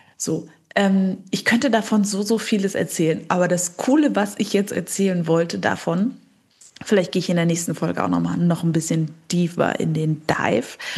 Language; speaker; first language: German; early bilingual, other home language; French